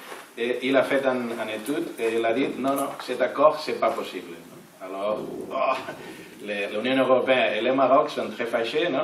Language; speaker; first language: French; non-native, learner; Catalan